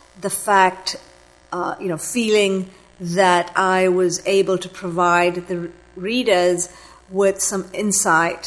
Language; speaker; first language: English; non-native, local second language; Tamil